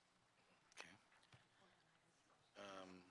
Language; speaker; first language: English; native; English